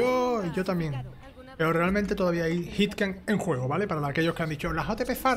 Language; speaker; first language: Spanish; native; Spanish